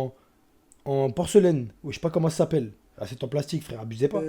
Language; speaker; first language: French; native; French